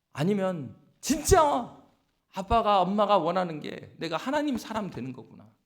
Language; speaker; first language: Korean; native; Korean